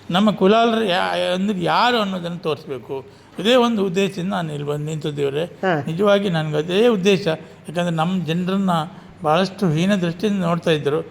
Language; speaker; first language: Kannada; native; Kannada